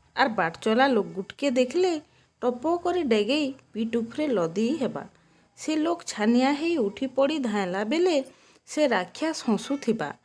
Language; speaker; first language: Odia; native; Odia